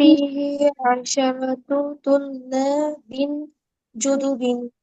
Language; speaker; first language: Arabic; non-native, learner; Bangla